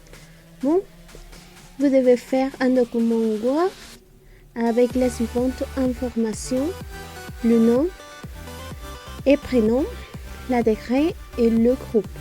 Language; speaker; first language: French; non-native, learner; Spanish